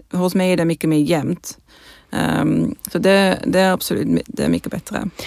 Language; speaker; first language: Swedish; non-native, fluent; Dutch